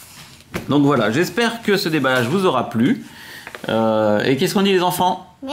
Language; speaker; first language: French; native; French